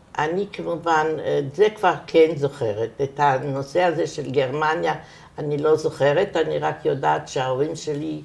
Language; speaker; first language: Hebrew; non-native, fluent; German